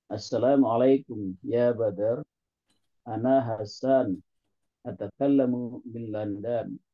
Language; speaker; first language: Arabic; non-native, learner; Indonesian